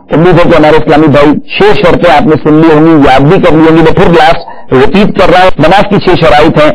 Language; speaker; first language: Urdu; native; Urdu